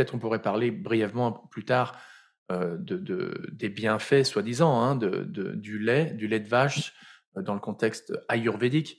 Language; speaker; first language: French; native; French